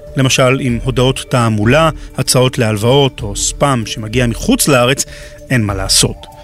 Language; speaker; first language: Hebrew; native; Hebrew